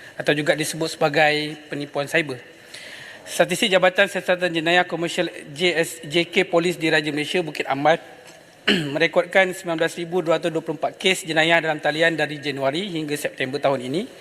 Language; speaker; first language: Malay; native; Malay